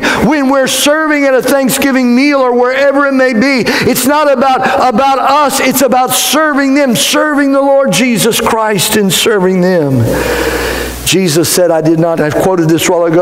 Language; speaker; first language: English; native; English